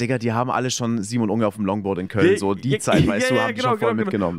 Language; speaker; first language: German; native; German